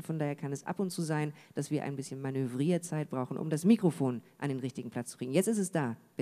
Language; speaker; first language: German; native; German